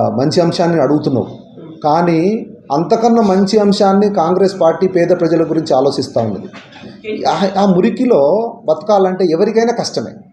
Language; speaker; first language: Telugu; native; Telugu